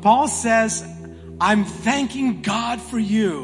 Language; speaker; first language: English; native; English